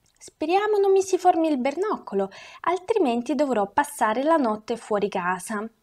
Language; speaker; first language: Italian; non-native, fluent; Russian